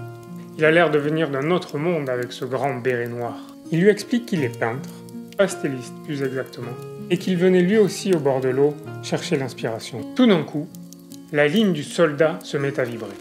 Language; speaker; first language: French; native; French